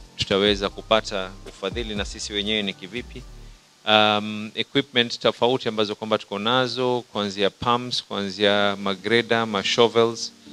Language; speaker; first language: Swahili; native; Swahili